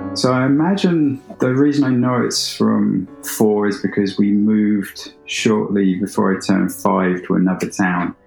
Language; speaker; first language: English; native; English